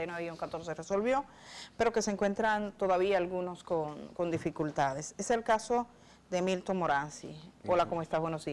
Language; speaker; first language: Spanish; native; Spanish